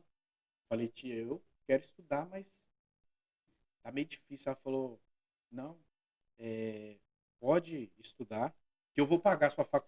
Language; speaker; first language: Portuguese; native; Portuguese